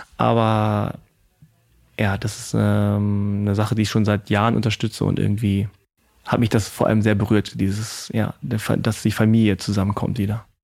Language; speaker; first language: German; native; German